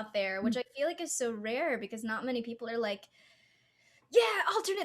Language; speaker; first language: English; native; English